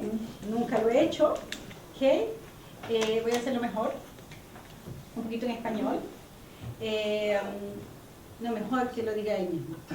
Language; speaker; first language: Spanish; early bilingual, heritage; Spanish